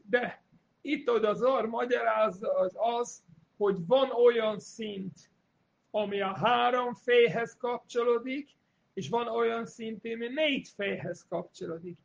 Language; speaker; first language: Hungarian; non-native, fluent; English